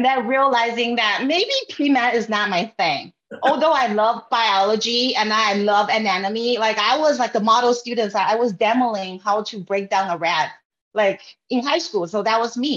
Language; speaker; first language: English; non-native, fluent; Chinese